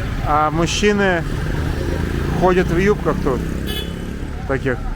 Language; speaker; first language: Russian; native; Russian